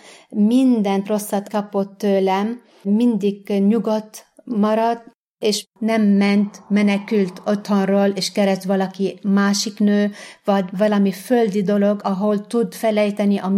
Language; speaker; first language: Hungarian; non-native, fluent; Arabic